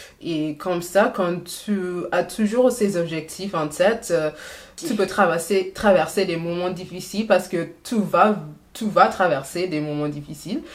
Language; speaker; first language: French; non-native, fluent; English